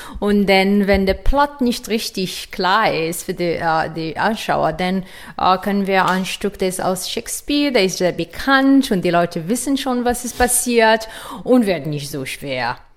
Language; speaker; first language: German; non-native, learner; Arabic